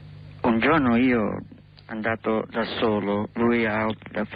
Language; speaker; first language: Italian; non-native, learner; English